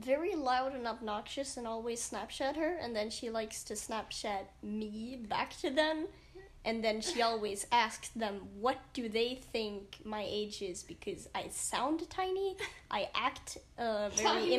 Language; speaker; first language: English; non-native, fluent; Swedish